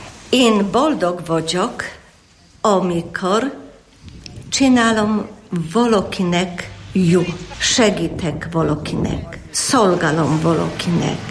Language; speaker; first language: Hungarian; non-native, learner; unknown